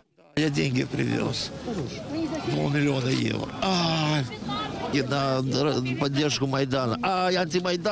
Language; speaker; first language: Ukrainian; non-native, learner; German